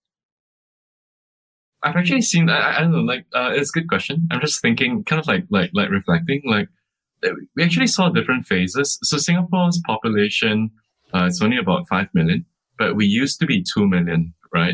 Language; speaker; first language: English; native; English